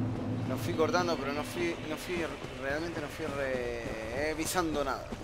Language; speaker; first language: Spanish; native; Spanish